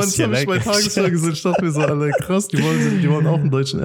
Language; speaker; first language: German; native; German